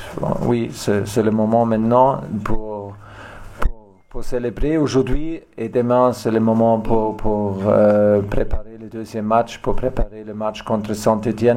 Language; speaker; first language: French; non-native, learner; German